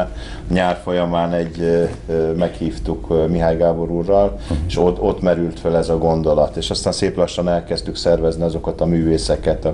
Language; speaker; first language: Hungarian; native; Hungarian